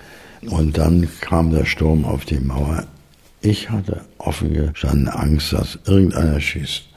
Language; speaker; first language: German; native; German